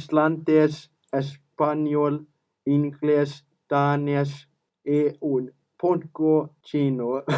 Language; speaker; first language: Spanish; non-native, learner; Icelandic